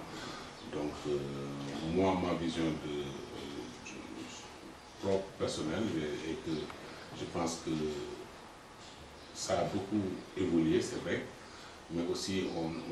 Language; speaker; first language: French; non-native, local second language; Wolof